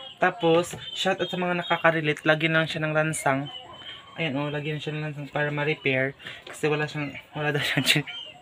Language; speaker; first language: Filipino; non-native, local second language; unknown